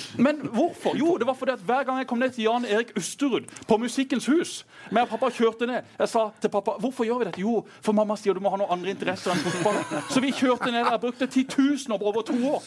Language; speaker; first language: Norwegian; native; Norwegian